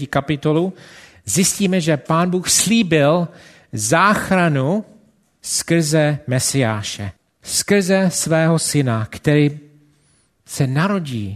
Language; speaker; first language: Czech; non-native, fluent; English